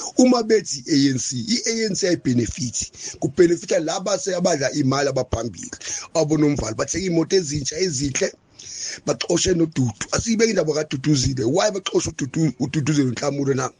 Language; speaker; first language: Zulu; native; Zulu